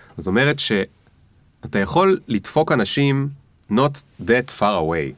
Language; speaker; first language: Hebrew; native; Hebrew